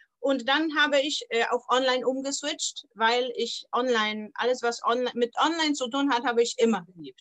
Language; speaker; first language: German; non-native, fluent; Polish